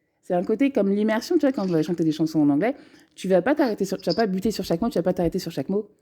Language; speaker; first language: French; native; French